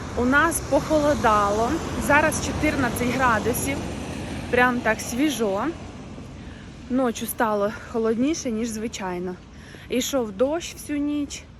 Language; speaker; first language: Ukrainian; non-native, local second language; Russian